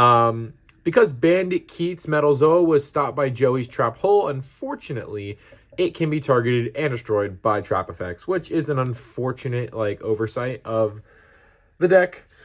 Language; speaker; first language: English; native; English